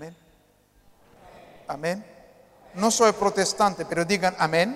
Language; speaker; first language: Spanish; non-native, fluent; Haitian Creole